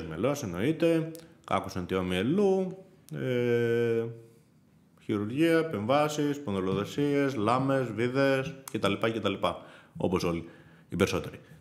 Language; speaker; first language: Greek; native; Greek